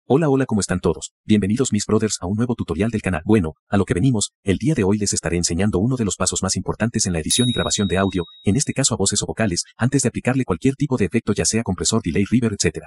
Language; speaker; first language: Spanish; native; Spanish